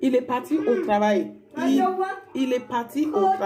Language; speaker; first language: French; non-native, learner; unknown